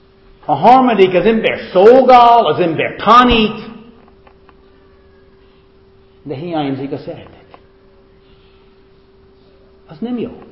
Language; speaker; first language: Hungarian; non-native, fluent; English